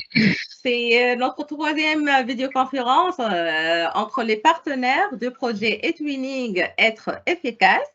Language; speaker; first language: French; non-native, local second language; Arabic